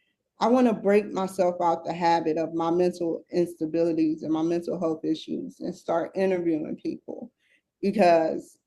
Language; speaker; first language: English; native; English